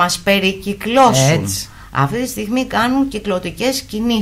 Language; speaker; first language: Greek; native; Greek